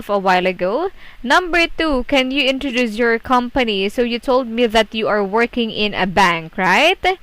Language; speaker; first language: English; non-native, local second language; Filipino